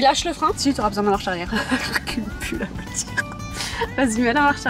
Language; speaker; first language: French; native; French